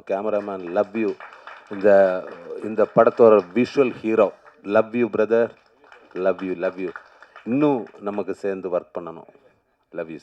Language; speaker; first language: Tamil; non-native, learner; Malayalam